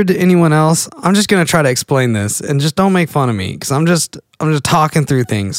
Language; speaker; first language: English; native; English